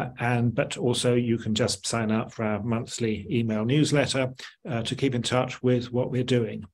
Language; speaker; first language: English; native; English